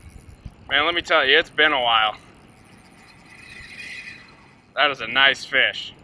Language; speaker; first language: English; native; English